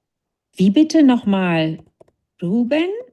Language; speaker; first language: German; non-native, learner; Bangla